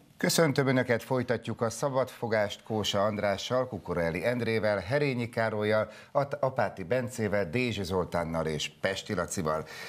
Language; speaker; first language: Hungarian; native; Hungarian